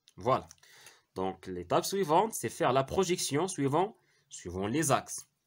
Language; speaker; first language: French; non-native, local second language; Arabic